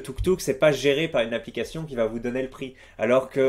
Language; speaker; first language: French; native; French